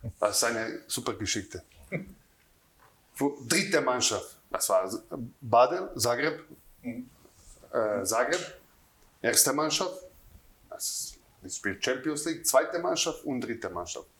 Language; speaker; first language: German; non-native, learner; Croatian